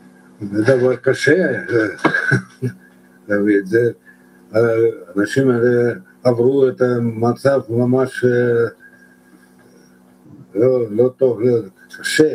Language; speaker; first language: Hebrew; non-native, learner; Russian